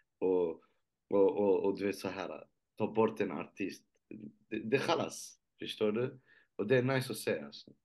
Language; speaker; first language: Swedish; early bilingual, other home language; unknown